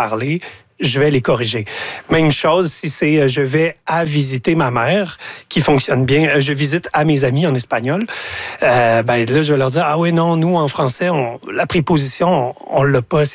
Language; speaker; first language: French; native; French